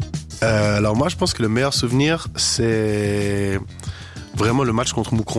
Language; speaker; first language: French; native; French